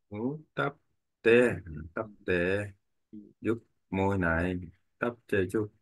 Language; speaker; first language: Vietnamese; non-native, learner; Korean